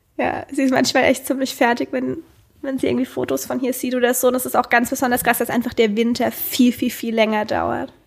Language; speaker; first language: German; native; German